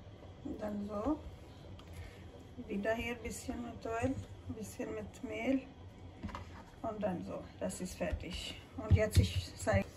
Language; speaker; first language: German; non-native, learner; Urdu